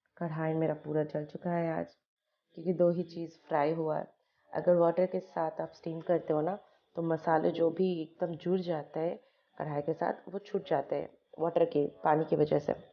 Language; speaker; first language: Hindi; non-native, local second language; Bangla